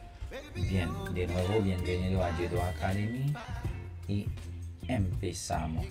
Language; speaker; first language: Spanish; non-native, fluent; Haitian Creole